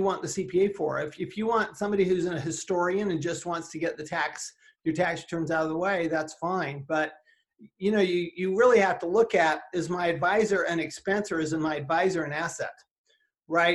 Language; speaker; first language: English; native; English